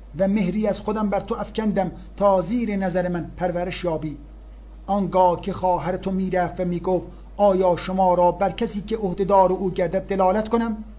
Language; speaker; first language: Persian; native; Persian